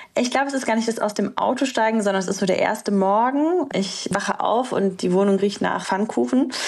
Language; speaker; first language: German; early bilingual, other home language; Romanian